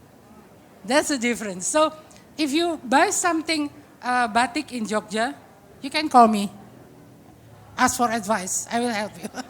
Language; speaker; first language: English; non-native, fluent; Indonesian